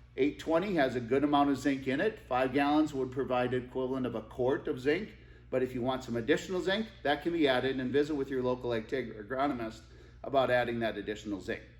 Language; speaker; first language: English; native; English